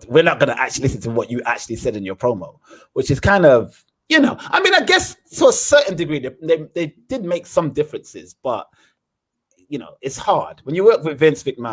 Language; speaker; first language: English; native; English